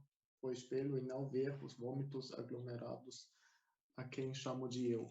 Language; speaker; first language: Portuguese; non-native, fluent; German